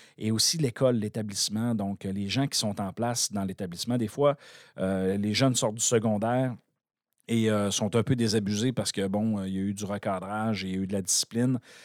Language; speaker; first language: French; native; French